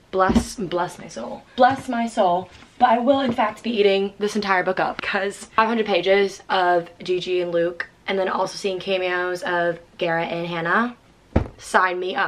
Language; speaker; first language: English; native; English